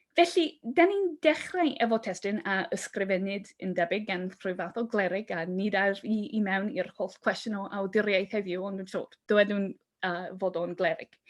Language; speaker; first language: Welsh; non-native, fluent; English